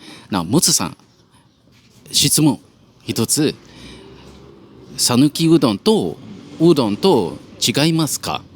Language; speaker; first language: Japanese; non-native, learner; English